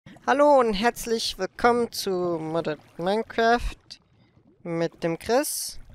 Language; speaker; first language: German; native; German